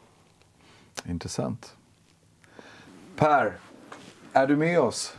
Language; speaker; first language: Swedish; native; Swedish